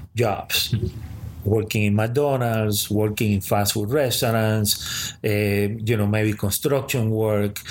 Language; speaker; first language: English; early bilingual, other home language; Spanish